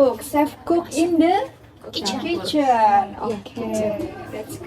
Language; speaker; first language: English; non-native, learner; Indonesian